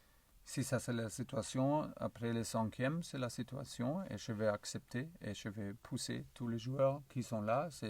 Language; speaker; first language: French; non-native, learner; German